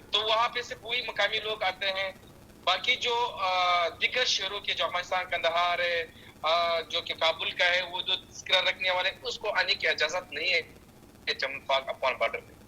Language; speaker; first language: Urdu; non-native, local second language; Pashto